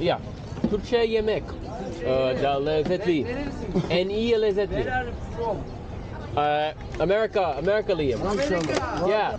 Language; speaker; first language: Turkish; non-native, learner; English